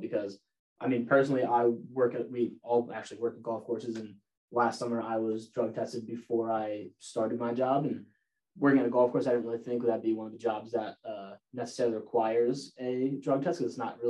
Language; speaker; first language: English; native; English